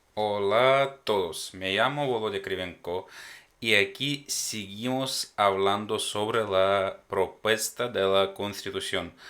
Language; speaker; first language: Spanish; non-native, fluent; Ukrainian